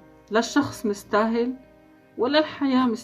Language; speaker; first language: Arabic; native; Arabic